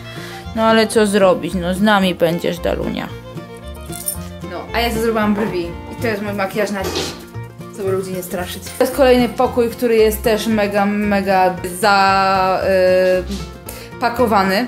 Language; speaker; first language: Polish; native; Polish